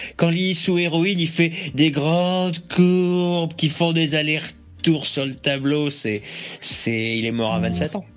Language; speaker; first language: French; native; French